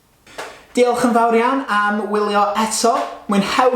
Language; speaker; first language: Welsh; non-native, local second language; English